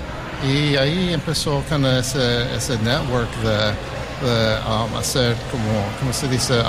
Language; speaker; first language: Spanish; early bilingual, heritage; English